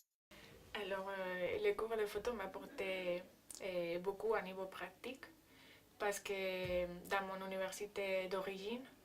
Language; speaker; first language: French; non-native, learner; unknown